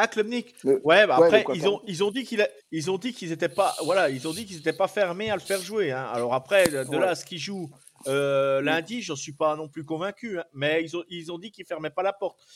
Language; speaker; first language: French; native; French